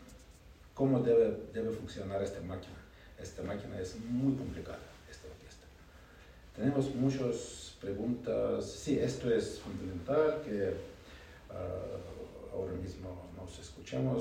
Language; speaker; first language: Spanish; non-native, learner; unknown